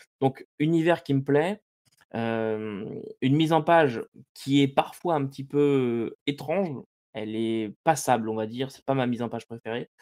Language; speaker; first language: French; native; French